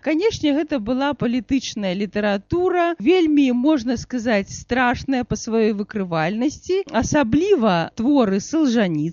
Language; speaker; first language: Belarusian; native; Belarusian